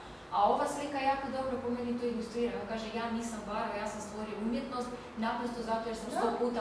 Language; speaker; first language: Croatian; native; Croatian